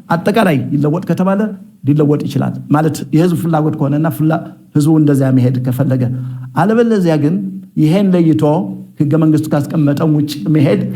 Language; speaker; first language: Amharic; non-native, local second language; Tigrinya